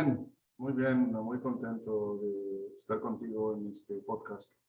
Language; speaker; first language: Spanish; non-native, fluent; Arabic